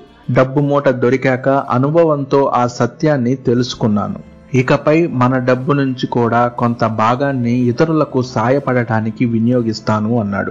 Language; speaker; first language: Telugu; native; Telugu